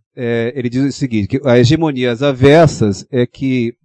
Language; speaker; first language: Portuguese; native; Portuguese